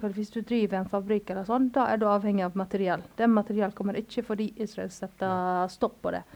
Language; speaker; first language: Norwegian; non-native, fluent; Arabic